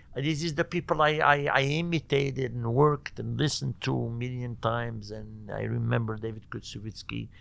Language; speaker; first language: English; non-native, fluent; Arabic